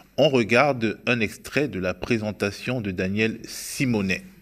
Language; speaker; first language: French; native; French